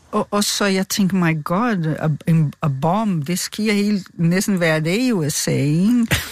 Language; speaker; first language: Danish; non-native, fluent; Portuguese